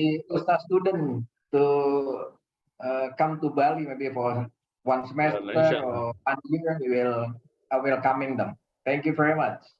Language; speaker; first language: English; non-native, learner; Indonesian